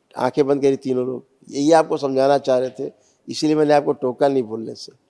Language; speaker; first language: Hindi; native; Hindi